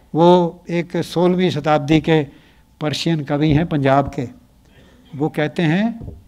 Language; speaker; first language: Hindi; native; Hindi